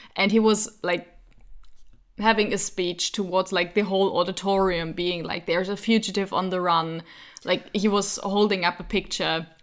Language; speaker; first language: English; non-native, fluent; German